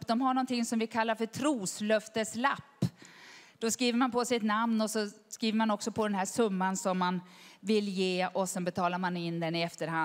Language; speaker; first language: Swedish; native; Swedish